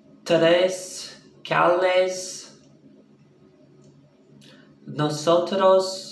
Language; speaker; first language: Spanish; non-native, learner; English